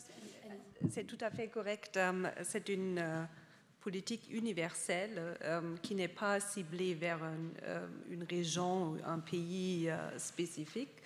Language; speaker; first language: French; non-native, fluent; German